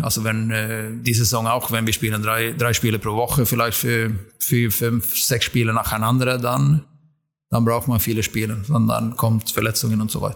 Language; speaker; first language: German; non-native, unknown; Swedish